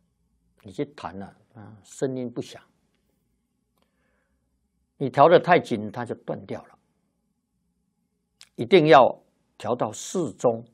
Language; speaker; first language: Chinese; native; Chinese